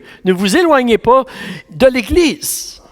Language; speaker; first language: French; native; French